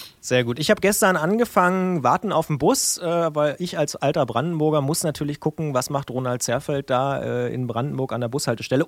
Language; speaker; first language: German; native; German